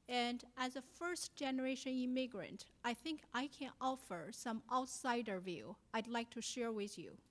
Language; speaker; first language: English; non-native, fluent; Chinese